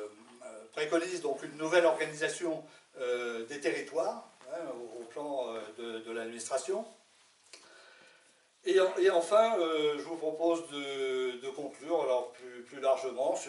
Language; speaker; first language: French; native; French